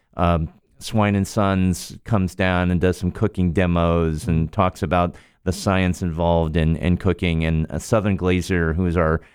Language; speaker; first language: English; native; English